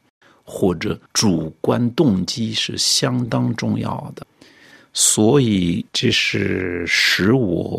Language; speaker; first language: Chinese; non-native, fluent; French